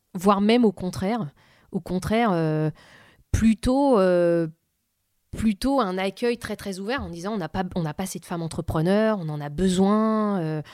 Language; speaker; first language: French; native; French